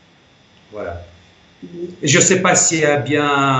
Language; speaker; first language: French; non-native, fluent; Russian